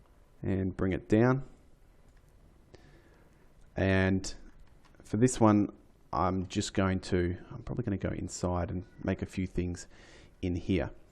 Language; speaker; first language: English; native; English